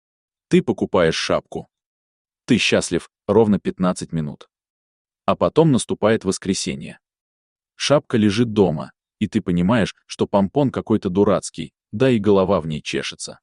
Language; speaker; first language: Russian; native; Russian